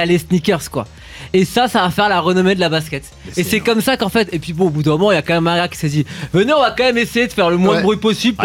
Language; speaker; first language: French; native; French